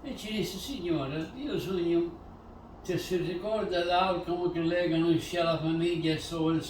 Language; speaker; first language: Italian; early bilingual, other home language; Sicilian